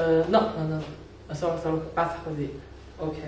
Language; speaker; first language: Italian; non-native, learner; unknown